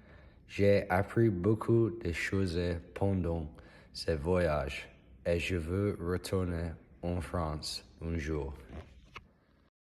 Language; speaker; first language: French; non-native, learner; English